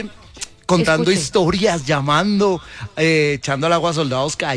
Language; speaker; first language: Spanish; native; Spanish